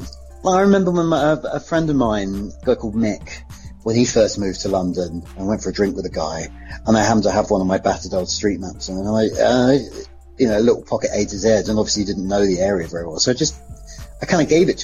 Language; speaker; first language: English; native; English